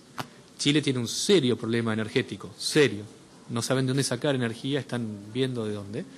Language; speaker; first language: Spanish; native; Spanish